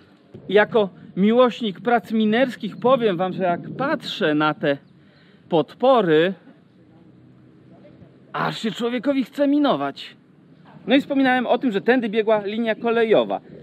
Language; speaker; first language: Polish; native; Polish